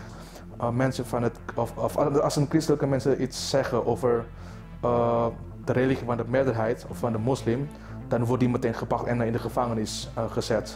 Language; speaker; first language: Dutch; non-native, fluent; Indonesian